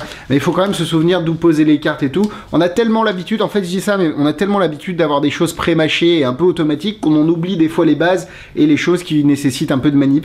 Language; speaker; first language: French; native; French